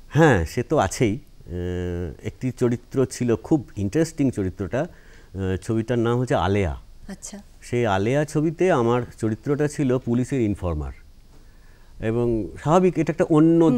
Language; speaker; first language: Bangla; native; Bangla